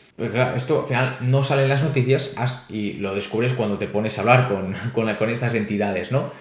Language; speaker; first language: Spanish; native; Spanish